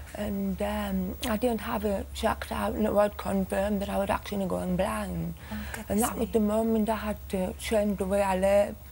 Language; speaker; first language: English; native; English